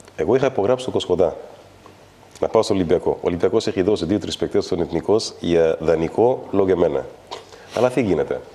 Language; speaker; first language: Greek; non-native, fluent; Kabuverdianu